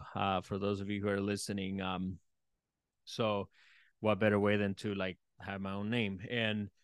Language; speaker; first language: English; early bilingual, other home language; Spanish